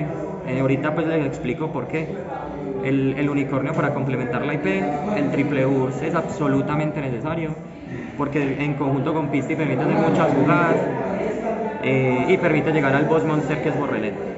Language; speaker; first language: Spanish; native; Spanish